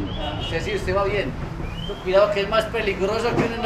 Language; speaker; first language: Spanish; native; Spanish